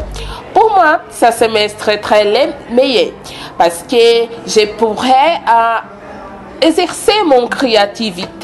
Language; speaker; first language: French; non-native, learner; Portuguese